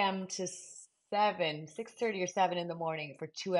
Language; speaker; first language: English; native; English